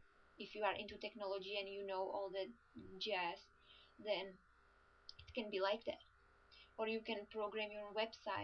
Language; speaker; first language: English; non-native, fluent; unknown